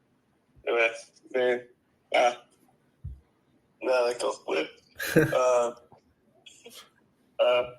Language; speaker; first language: French; non-native, learner; English